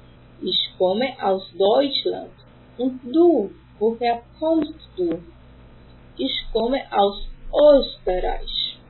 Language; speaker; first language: German; non-native, fluent; Portuguese